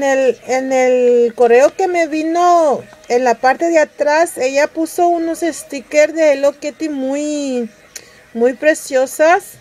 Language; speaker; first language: Spanish; early bilingual, heritage; Spanish